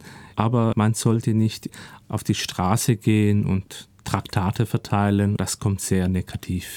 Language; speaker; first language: German; early bilingual, other home language; Turkish